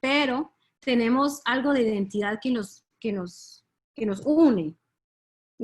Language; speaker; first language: Spanish; early bilingual, heritage; Spanish